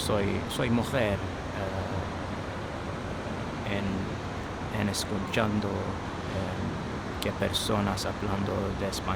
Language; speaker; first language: Spanish; non-native, learner; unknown